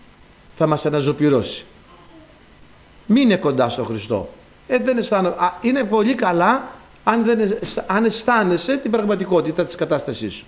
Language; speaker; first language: Greek; native; Greek